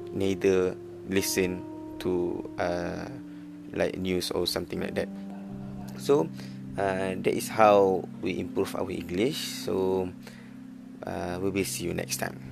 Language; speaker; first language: English; non-native, learner; Malay